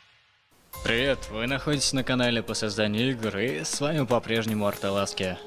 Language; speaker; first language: Russian; native; Russian